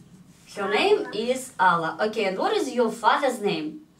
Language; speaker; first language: English; non-native, fluent; Russian